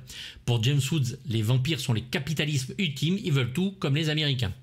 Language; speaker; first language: French; native; French